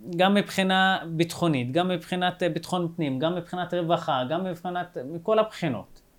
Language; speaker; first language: Hebrew; non-native, local second language; Arabic